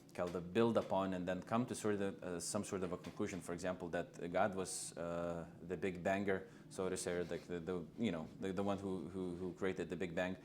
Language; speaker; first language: English; non-native, fluent; Lithuanian